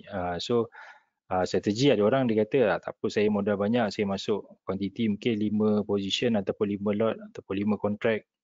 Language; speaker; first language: Malay; native; Malay